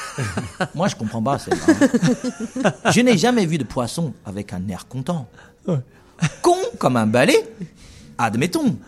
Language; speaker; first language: French; non-native, fluent; Chinese